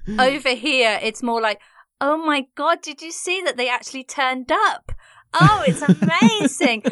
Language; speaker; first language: English; native; English